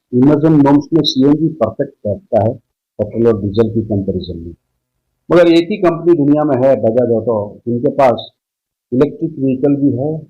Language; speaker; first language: Hindi; non-native, local second language; Gujarati